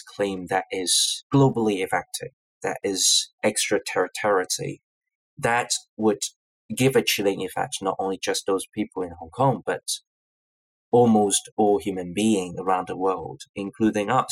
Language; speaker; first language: English; non-native, local second language; Cantonese